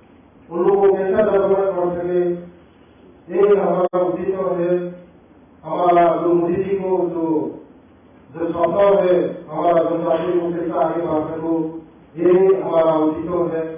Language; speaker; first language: Hindi; non-native, local second language; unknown